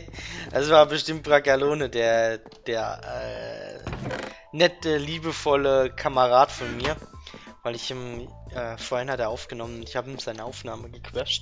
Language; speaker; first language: German; native; German